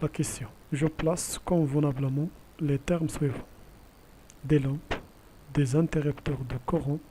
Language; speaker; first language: French; non-native, local second language; Arabic